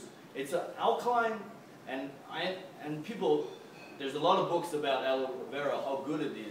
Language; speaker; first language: English; non-native, fluent; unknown